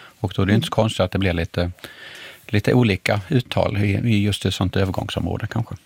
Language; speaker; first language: Swedish; native; Swedish